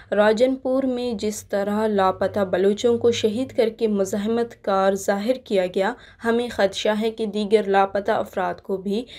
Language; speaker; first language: Urdu; non-native, local second language; Baluchi